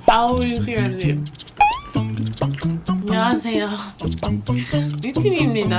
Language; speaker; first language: Korean; non-native, fluent; English